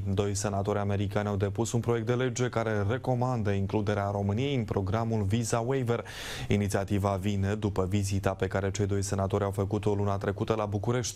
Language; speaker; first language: Romanian; native; Romanian